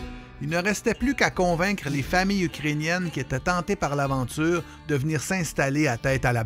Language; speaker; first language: French; native; French